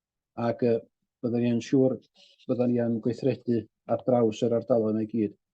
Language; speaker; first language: Welsh; native; Welsh